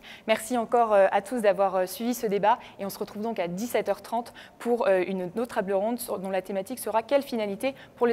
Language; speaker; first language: French; native; French